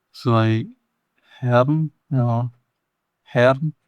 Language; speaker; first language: German; non-native, learner; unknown